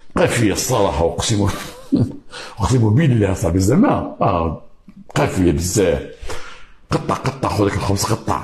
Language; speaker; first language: Arabic; native; Arabic